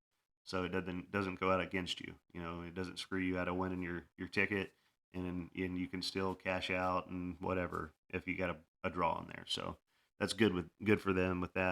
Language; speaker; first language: English; native; English